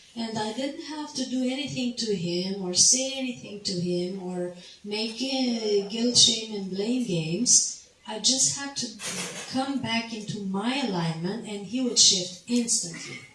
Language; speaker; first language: English; non-native, fluent; Romanian